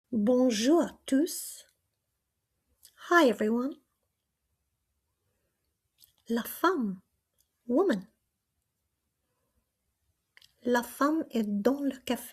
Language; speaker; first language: French; non-native, learner; English